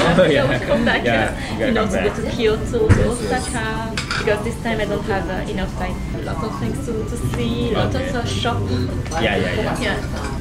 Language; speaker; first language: English; non-native, learner; French